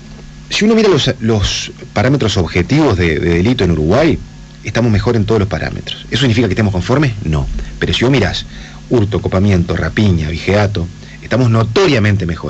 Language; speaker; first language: Spanish; native; Spanish